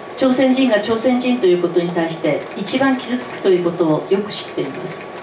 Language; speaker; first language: Japanese; native; Japanese